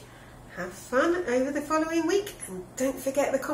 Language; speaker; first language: English; native; English